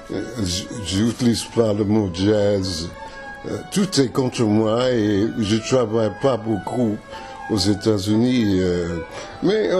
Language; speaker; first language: French; non-native, fluent; English